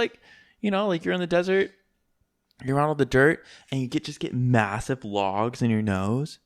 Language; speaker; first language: English; native; English